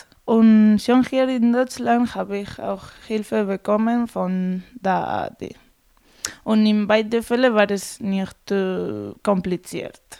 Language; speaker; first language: German; non-native, fluent; Spanish